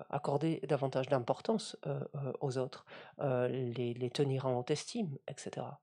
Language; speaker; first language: French; native; French